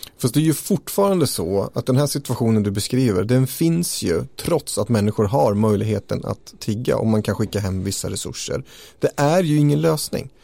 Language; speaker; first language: Swedish; native; Swedish